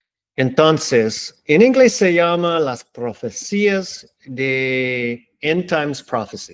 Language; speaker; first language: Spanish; non-native, learner; English